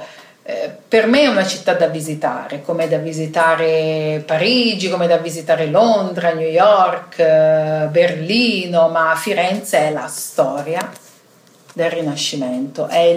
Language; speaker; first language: Italian; native; Italian